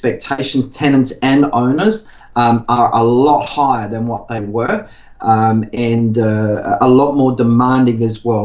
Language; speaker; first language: English; native; English